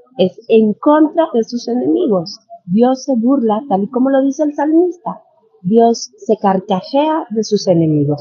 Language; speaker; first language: Spanish; native; Spanish